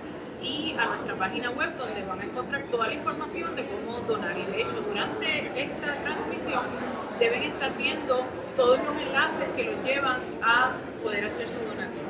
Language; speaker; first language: Spanish; native; Spanish